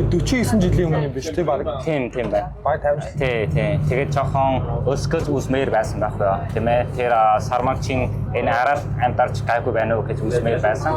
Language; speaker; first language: Mongolian; non-native, learner; Vietnamese